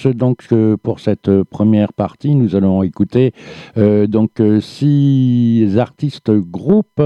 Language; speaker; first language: French; native; French